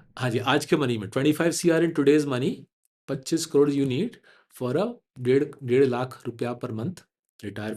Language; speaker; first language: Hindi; non-native, local second language; Bangla